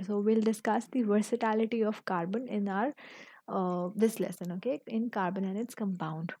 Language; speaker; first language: English; non-native, local second language; Hindi